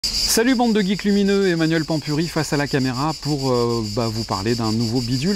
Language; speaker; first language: French; native; French